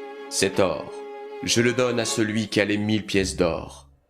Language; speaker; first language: French; native; French